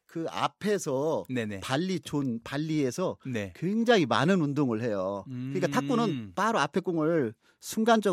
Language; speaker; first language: Korean; native; Korean